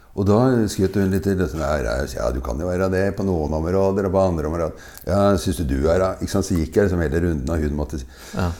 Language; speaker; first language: Norwegian; native; Norwegian